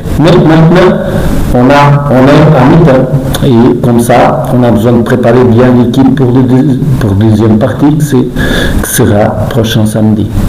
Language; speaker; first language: French; non-native, learner; Portuguese